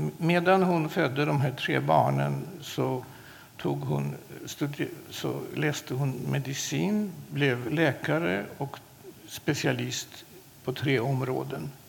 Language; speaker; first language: Swedish; non-native, fluent; Polish